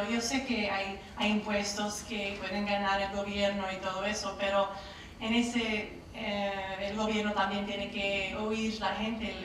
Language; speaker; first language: Spanish; non-native, learner; English